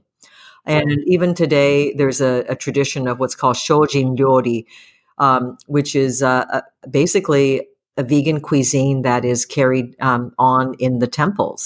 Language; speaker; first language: English; early bilingual, other home language; Japanese